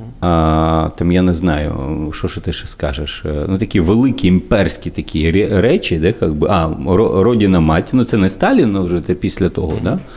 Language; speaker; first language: Ukrainian; native; Ukrainian